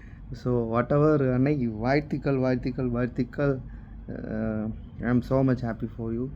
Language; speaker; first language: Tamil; non-native, local second language; Malayalam